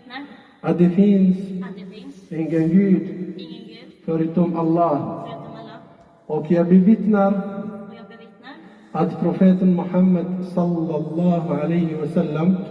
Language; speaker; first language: Swedish; non-native, fluent; Arabic